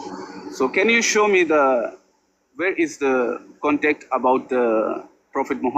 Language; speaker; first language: English; non-native, learner; Amharic